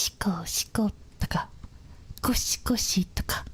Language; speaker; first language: Japanese; non-native, learner; English